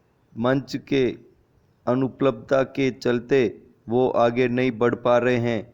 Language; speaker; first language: Hindi; native; Hindi